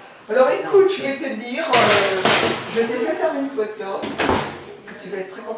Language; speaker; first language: French; native; French